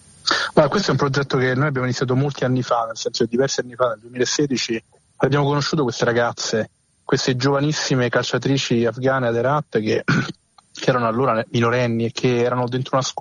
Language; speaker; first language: Italian; native; Italian